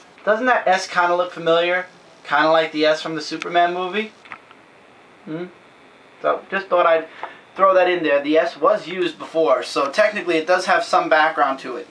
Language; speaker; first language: English; native; English